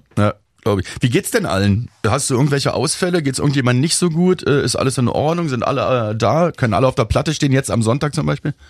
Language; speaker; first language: German; native; German